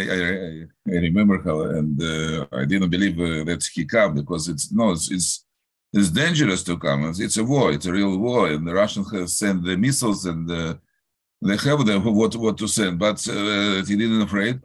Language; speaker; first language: English; non-native, learner; Russian